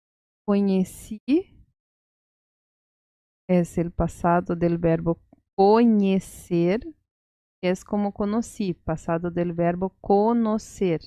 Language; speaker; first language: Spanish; non-native, fluent; Portuguese